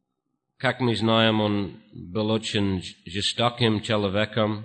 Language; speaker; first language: Russian; non-native, fluent; English